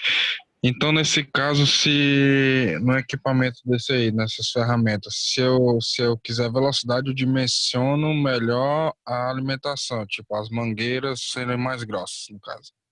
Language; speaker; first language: Portuguese; native; Portuguese